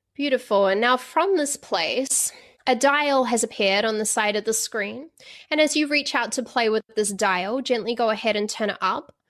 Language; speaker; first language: English; native; English